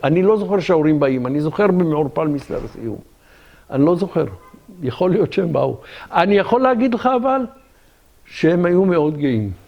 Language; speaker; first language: Hebrew; early bilingual, other home language; Arabic